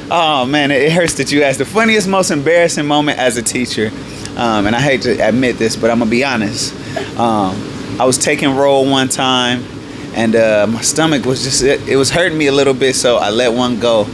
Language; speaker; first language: English; native; English